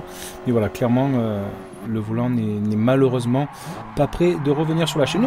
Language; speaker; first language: French; native; French